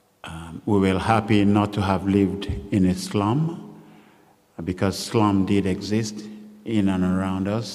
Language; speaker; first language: English; non-native, local second language; Yoruba